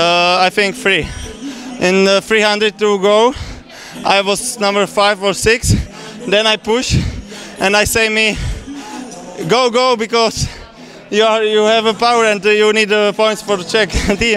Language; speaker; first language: English; non-native, learner; Czech